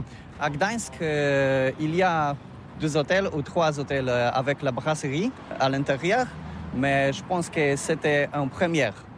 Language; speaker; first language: French; non-native, learner; Polish